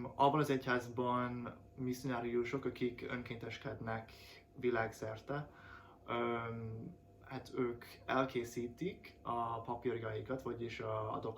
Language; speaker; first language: Hungarian; non-native, fluent; English